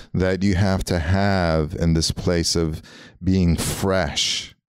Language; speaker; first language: English; early bilingual, other home language; Armenian